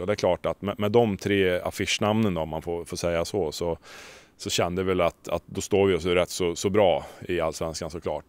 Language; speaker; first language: Swedish; native; Swedish